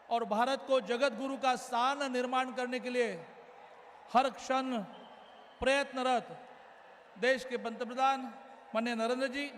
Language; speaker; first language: Hindi; non-native, local second language; Marathi